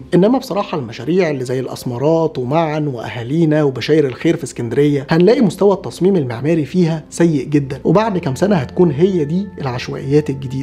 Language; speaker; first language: Arabic; native; Arabic